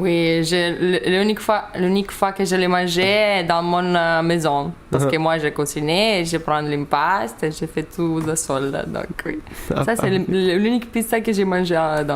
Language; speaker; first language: French; non-native, learner; Lithuanian